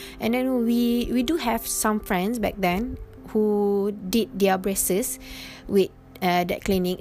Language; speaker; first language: English; non-native, local second language; Malay